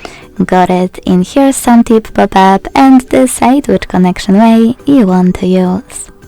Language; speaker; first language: English; non-native, fluent; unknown